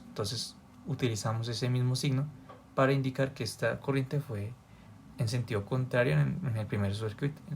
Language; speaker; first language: Spanish; native; Spanish